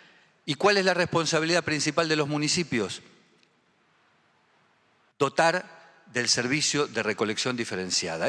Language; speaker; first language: Spanish; native; Spanish